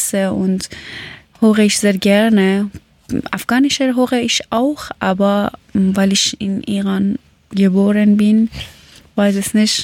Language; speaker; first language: German; non-native, learner; Persian